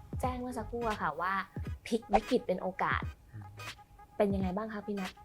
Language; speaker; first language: Thai; native; Thai